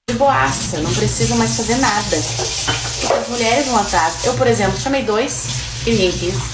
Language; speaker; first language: Portuguese; native; Portuguese